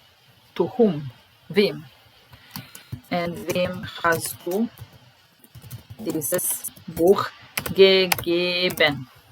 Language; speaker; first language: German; non-native, fluent; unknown